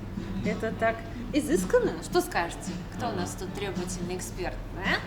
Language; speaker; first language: Russian; native; Russian